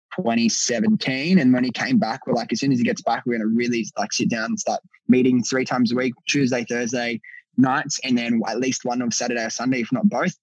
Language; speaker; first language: English; native; English